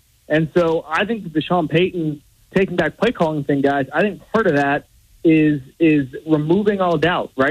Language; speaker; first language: English; native; English